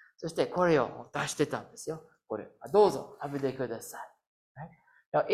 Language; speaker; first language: Japanese; non-native, fluent; English